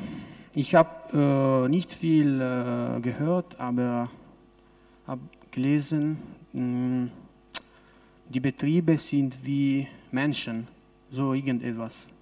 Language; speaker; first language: German; non-native, local second language; Italian